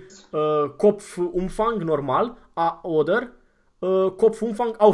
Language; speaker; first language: German; non-native, fluent; Romanian